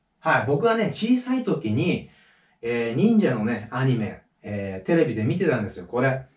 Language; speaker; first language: Japanese; native; Japanese